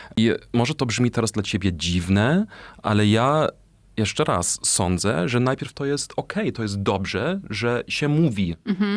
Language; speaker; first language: Polish; non-native, fluent; German